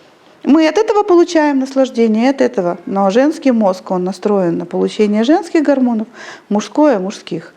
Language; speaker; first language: Russian; native; Russian